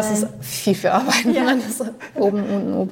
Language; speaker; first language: German; non-native, learner; English